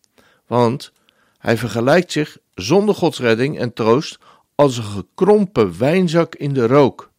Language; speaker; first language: Dutch; native; Dutch